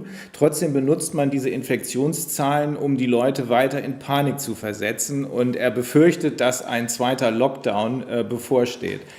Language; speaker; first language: German; native; German